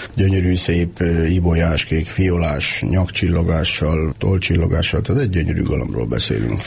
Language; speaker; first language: Hungarian; native; Hungarian